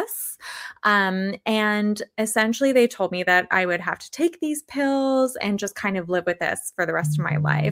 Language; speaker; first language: English; native; English